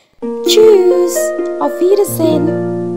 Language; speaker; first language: German; non-native, fluent; Indonesian